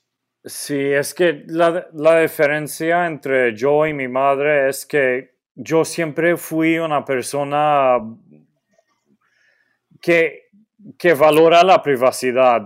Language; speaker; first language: Spanish; non-native, fluent; Maltese